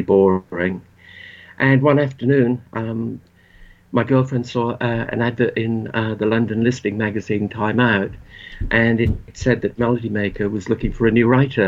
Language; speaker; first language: English; native; English